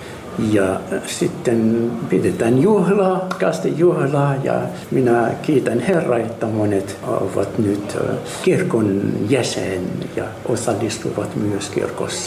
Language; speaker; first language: Finnish; non-native, learner; Arabic